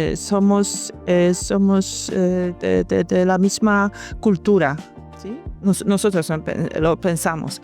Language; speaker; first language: Spanish; non-native, fluent; Polish